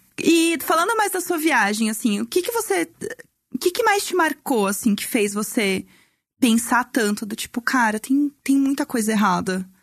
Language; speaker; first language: Portuguese; native; Portuguese